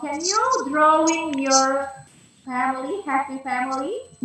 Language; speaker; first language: English; non-native, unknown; Indonesian